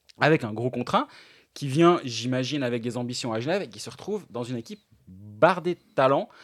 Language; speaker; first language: French; native; French